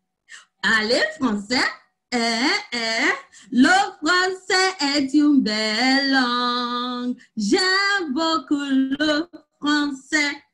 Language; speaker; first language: French; non-native, fluent; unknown